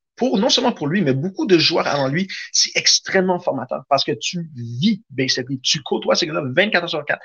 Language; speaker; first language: French; native; French